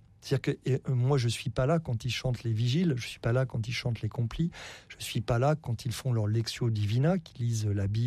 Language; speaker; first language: French; native; French